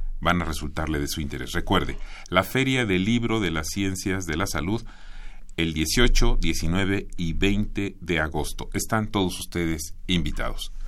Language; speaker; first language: Spanish; native; Spanish